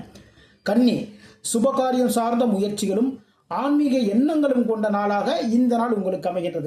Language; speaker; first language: Tamil; native; Tamil